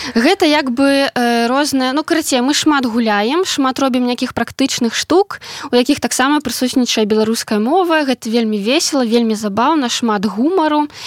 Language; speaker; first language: Belarusian; non-native, local second language; Russian